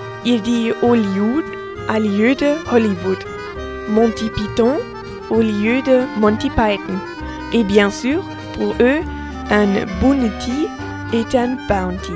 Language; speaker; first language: French; non-native, fluent; German